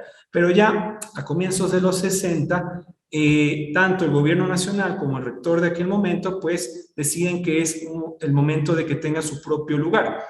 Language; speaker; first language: Spanish; native; Spanish